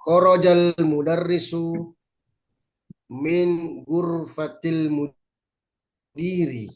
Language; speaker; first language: Arabic; non-native, learner; Indonesian